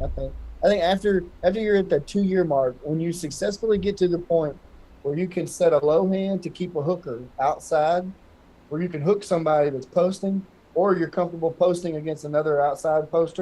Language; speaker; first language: English; native; English